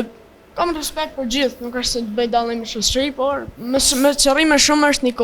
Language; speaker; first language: Albanian; early bilingual, heritage; Albanian